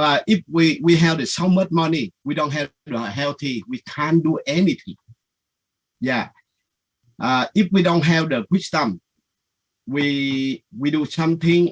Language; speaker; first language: English; non-native, learner; Vietnamese